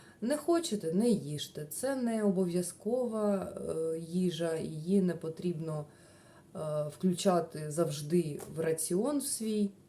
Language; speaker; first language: Ukrainian; non-native, local second language; Russian